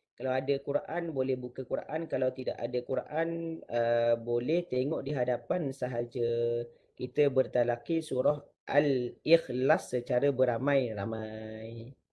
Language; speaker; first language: Malay; native; Malay